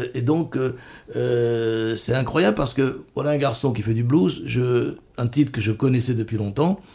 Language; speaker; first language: French; native; French